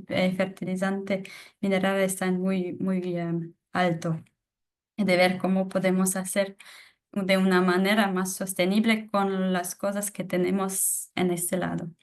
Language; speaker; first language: Spanish; non-native, fluent; French